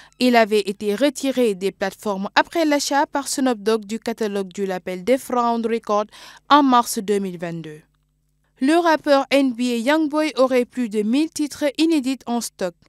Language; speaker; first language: French; non-native, local second language; Wolof